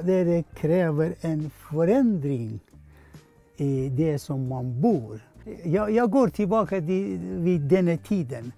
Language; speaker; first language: Swedish; non-native, fluent; Persian